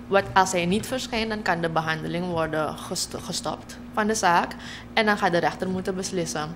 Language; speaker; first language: Dutch; native; Dutch